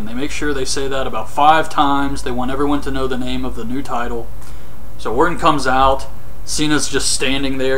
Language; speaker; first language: English; native; English